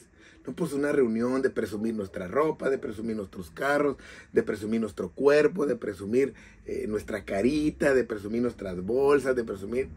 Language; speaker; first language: Spanish; native; Spanish